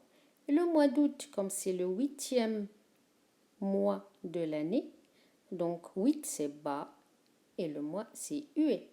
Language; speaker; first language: French; non-native, fluent; Chinese